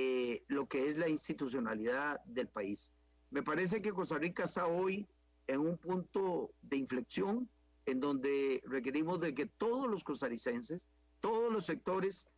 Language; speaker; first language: Spanish; native; Spanish